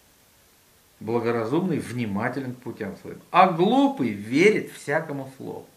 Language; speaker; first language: Russian; native; Russian